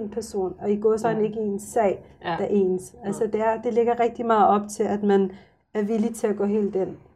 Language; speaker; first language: Danish; early bilingual, other home language; Arabic